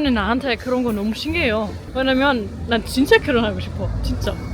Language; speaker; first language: Korean; non-native, fluent; German